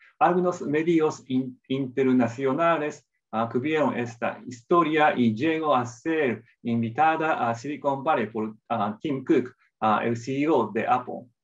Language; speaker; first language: Spanish; non-native, fluent; Japanese